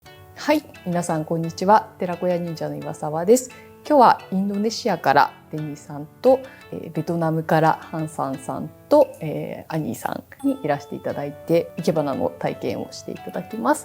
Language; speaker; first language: Japanese; native; Japanese